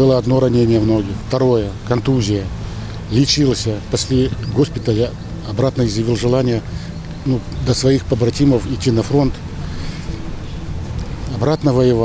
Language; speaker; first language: Ukrainian; non-native, local second language; Russian